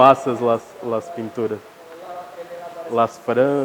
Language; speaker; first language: Spanish; non-native, learner; Portuguese